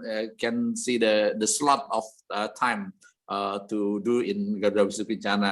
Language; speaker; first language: English; non-native, learner; Indonesian